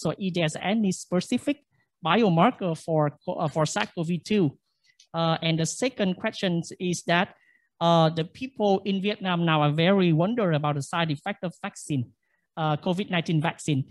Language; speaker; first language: English; non-native, fluent; Vietnamese